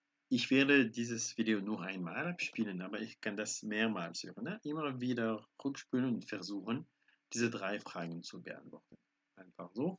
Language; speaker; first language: German; non-native, fluent; French